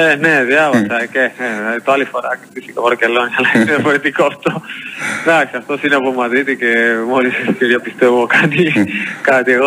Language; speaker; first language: Greek; non-native, learner; Spanish